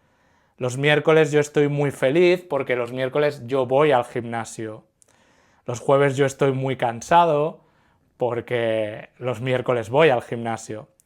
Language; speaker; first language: Spanish; non-native, fluent; English